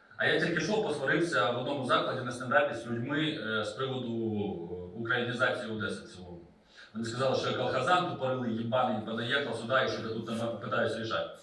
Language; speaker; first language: Ukrainian; non-native, local second language; Russian